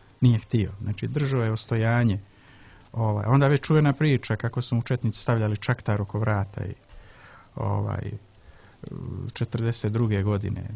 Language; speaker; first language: Serbian; native; Serbian